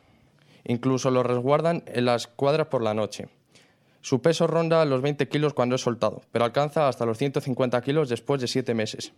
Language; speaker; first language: Spanish; native; Spanish